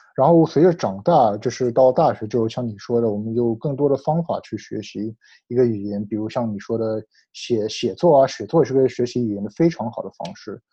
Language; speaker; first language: Chinese; early bilingual, heritage; Chinese